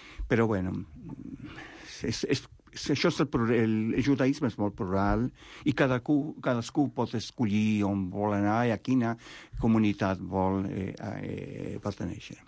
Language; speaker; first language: Catalan; non-native, fluent; Spanish